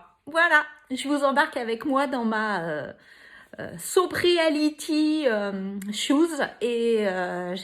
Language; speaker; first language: French; native; French